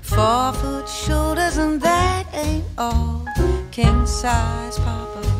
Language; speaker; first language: English; native; English